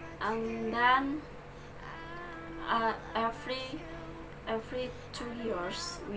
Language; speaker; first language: English; non-native, learner; Balinese